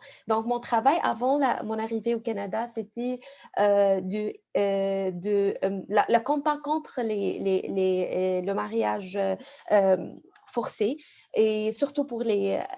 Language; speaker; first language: French; non-native, fluent; Arabic